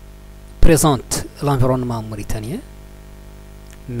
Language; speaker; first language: French; non-native, local second language; Arabic